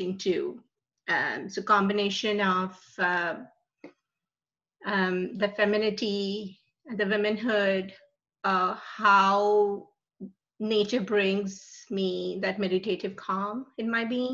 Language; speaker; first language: English; non-native, local second language; Hindi